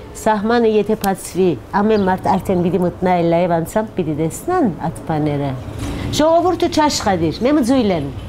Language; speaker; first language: Armenian; native; Armenian